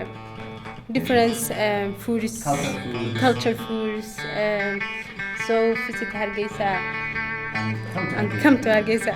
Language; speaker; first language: English; non-native, local second language; Somali